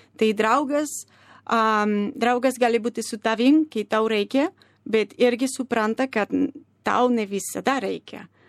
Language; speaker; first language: Lithuanian; non-native, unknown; Spanish